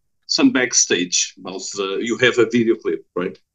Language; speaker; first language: English; non-native, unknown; Portuguese